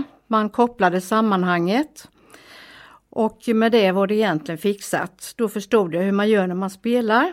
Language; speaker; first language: Swedish; native; Swedish